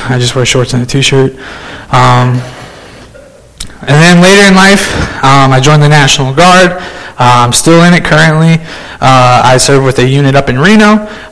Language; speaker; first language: English; native; English